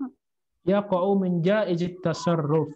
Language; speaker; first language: Arabic; non-native, fluent; Indonesian